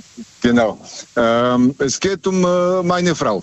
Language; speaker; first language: German; non-native, fluent; Serbian